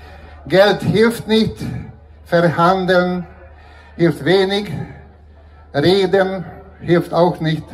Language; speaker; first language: German; non-native, fluent; Hungarian